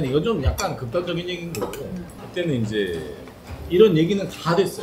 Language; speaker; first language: Korean; native; Korean